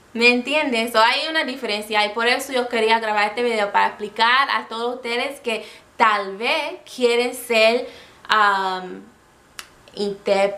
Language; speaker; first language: Spanish; non-native, fluent; English